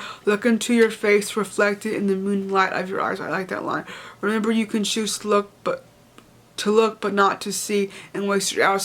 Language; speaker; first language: English; native; English